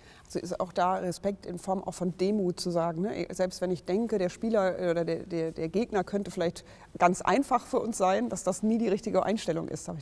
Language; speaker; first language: German; native; German